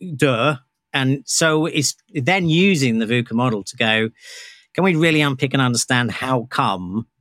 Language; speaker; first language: English; native; English